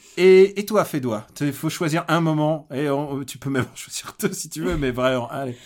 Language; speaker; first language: French; early bilingual, other home language; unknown